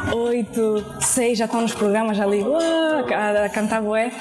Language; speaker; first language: Portuguese; early bilingual, other home language; Spanish